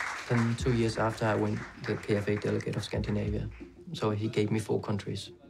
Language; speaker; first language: English; non-native, fluent; Danish